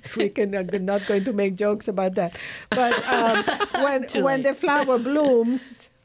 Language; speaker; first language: English; non-native, fluent; Italian